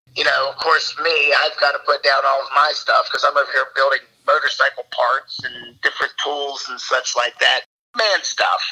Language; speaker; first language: English; native; English